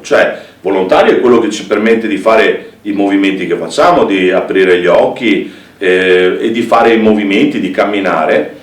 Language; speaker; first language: Italian; native; Italian